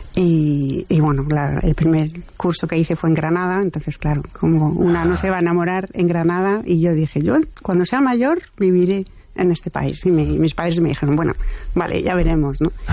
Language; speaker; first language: Spanish; non-native, fluent; French